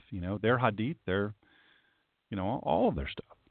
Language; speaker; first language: English; native; English